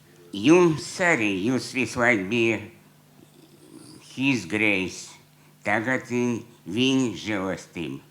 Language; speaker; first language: Latvian; non-native, local second language; Russian